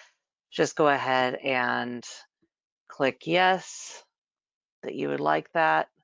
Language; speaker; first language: English; native; English